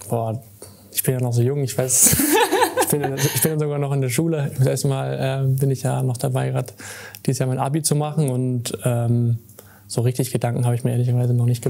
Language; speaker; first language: German; native; German